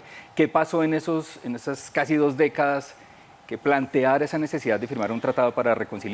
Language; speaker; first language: Spanish; native; Spanish